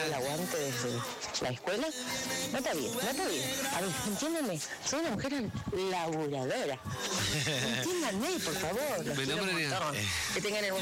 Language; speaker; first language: Spanish; native; Spanish